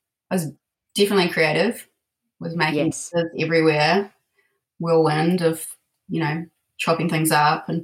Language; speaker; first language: English; native; English